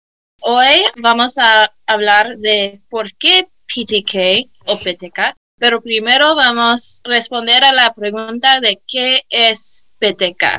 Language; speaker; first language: Spanish; early bilingual, heritage; Spanish